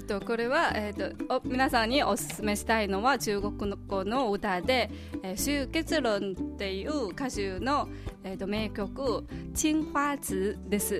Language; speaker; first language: Japanese; non-native, fluent; Chinese